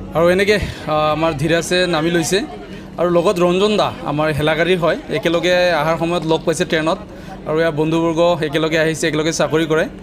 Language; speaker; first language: Assamese; native; Assamese